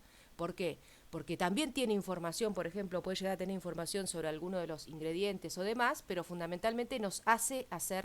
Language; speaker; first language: Spanish; native; Spanish